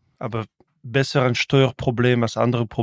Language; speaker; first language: German; non-native, local second language; French